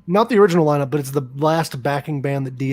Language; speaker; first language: English; native; English